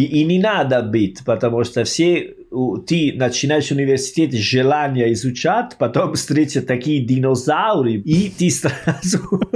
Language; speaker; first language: Russian; non-native, learner; Italian